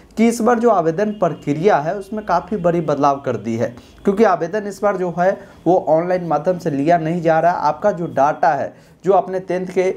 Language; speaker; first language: Hindi; native; Hindi